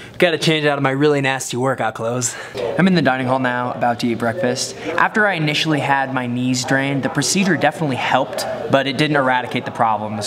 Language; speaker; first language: English; native; English